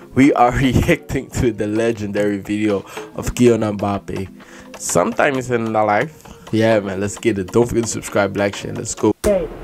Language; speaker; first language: English; non-native, fluent; Dutch